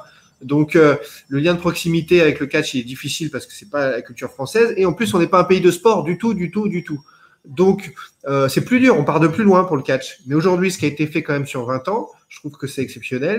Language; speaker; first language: French; native; French